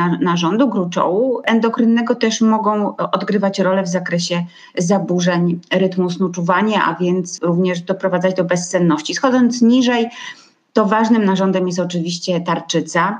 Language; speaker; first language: Polish; native; Polish